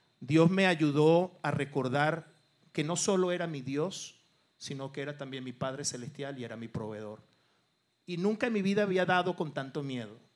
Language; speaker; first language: Spanish; early bilingual, other home language; Portuguese